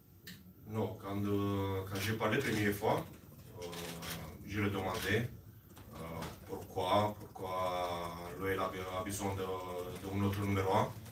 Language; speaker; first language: French; non-native, learner; Romanian